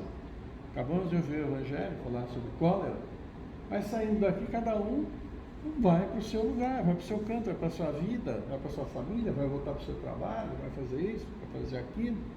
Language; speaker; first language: Portuguese; native; Portuguese